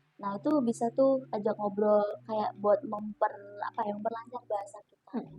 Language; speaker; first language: Indonesian; native; Indonesian